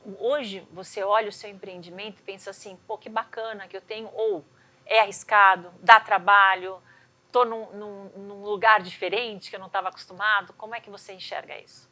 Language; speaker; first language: Portuguese; native; Portuguese